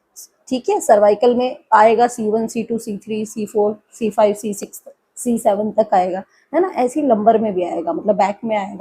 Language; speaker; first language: Hindi; native; Hindi